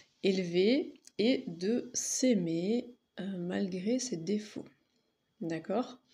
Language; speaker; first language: French; native; French